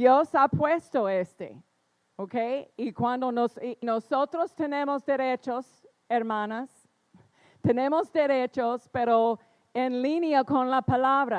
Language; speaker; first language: Spanish; non-native, fluent; English